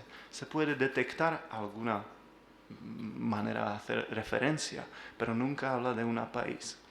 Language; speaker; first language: Spanish; non-native, learner; Czech